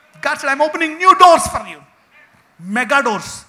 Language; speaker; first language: English; non-native, local second language; Telugu